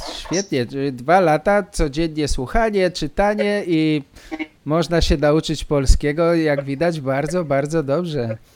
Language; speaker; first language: Polish; native; Polish